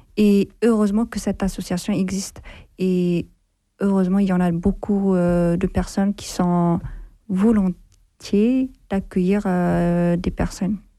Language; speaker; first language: French; non-native, fluent; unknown